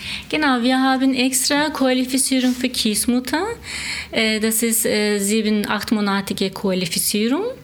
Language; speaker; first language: German; non-native, learner; Turkish